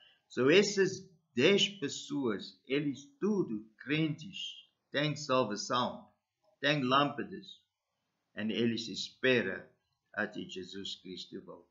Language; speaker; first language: Portuguese; non-native, learner; English